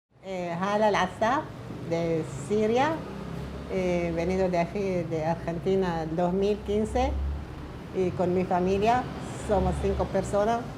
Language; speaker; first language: Spanish; non-native, learner; Arabic